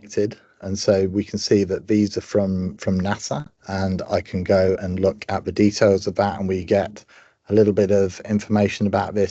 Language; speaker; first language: English; native; English